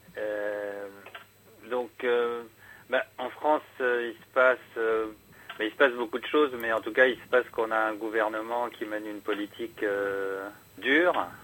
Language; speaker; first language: French; native; French